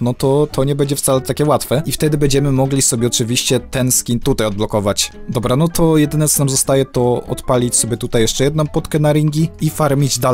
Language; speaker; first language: Polish; native; Polish